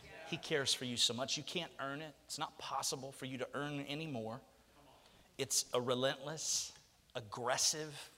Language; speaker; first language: English; native; English